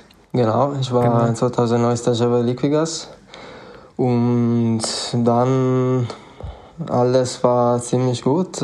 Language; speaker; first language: German; non-native, fluent; Italian